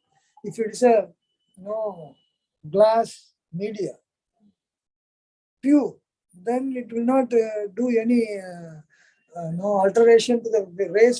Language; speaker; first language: English; non-native, local second language; Hindi